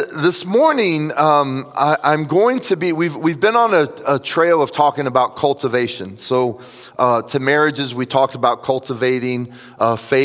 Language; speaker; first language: English; native; English